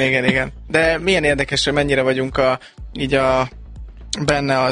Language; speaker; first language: Hungarian; native; Hungarian